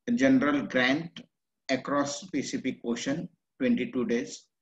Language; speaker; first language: English; non-native, local second language; Marathi